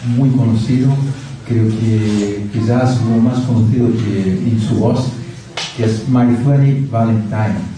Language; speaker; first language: Spanish; non-native, fluent; Portuguese